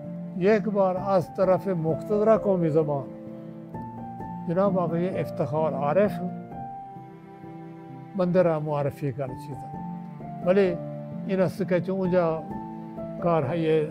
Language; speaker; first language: Persian; non-native, fluent; Urdu